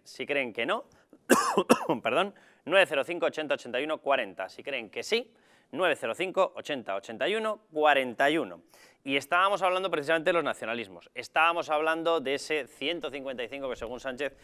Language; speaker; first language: Spanish; native; Spanish